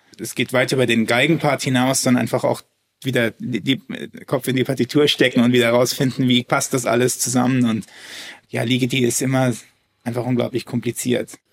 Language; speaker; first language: German; early bilingual, heritage; German